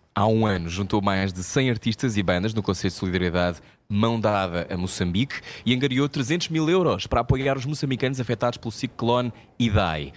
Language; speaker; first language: Portuguese; native; Portuguese